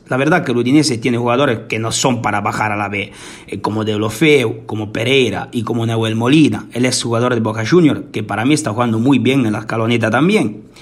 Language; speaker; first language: Spanish; non-native, fluent; Italian